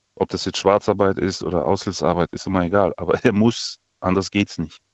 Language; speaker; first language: German; non-native, fluent; Russian